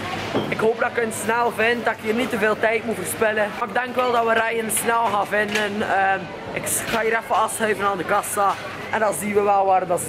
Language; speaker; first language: Dutch; native; Dutch